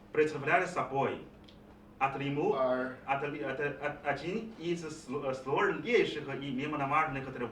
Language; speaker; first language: Russian; non-native, learner; Chinese